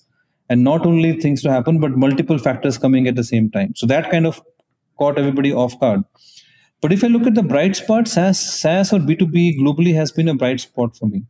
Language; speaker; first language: English; non-native, local second language; Punjabi